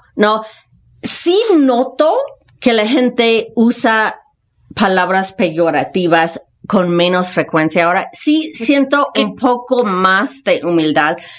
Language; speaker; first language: Spanish; non-native, fluent; English